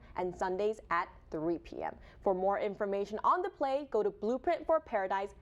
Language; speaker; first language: English; native; English